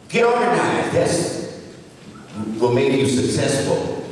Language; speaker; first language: English; native; English